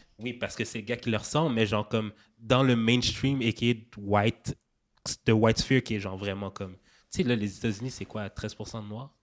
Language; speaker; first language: French; native; French